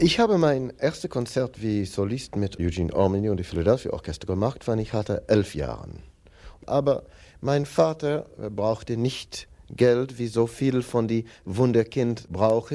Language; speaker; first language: German; non-native, learner; English